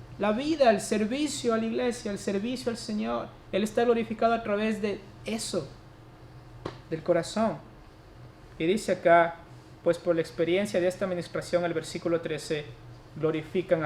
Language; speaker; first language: Spanish; native; Spanish